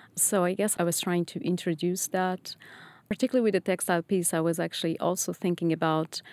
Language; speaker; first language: English; non-native, fluent; Portuguese